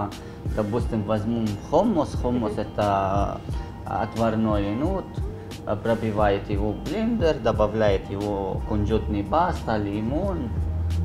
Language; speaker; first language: Russian; non-native, learner; Arabic